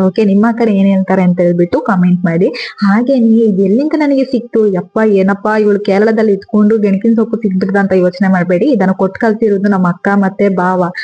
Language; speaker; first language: Kannada; non-native, local second language; Kodava